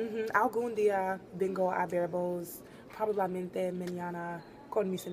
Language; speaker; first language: Spanish; non-native, learner; English